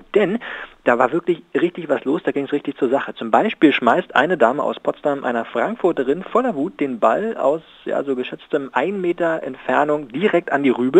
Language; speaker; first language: German; native; German